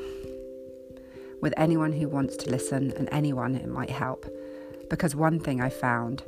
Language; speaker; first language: English; native; English